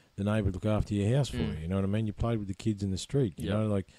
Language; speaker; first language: English; native; English